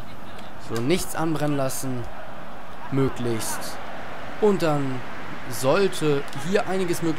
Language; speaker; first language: German; native; German